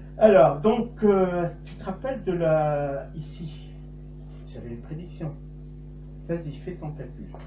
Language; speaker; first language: French; non-native, local second language; Arabic